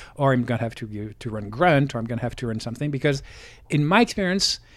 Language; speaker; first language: English; non-native, fluent; French